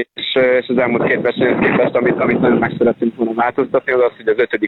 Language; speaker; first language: Hungarian; native; Hungarian